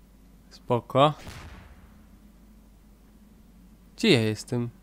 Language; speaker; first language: Polish; native; Polish